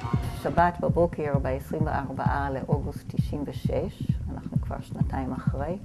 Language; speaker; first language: Hebrew; non-native, fluent; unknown